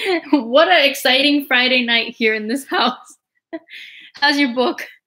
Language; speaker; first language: English; native; English